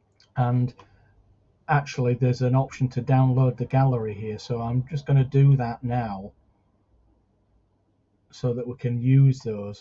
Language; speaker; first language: English; native; English